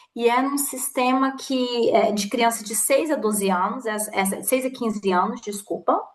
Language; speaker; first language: Portuguese; native; Portuguese